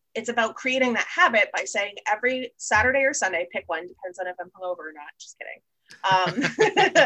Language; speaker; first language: English; native; English